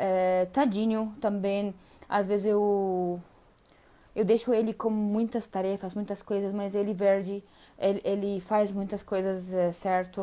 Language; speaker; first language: Portuguese; non-native, learner; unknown